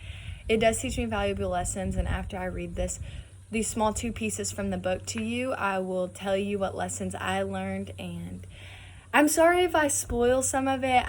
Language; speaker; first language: English; native; English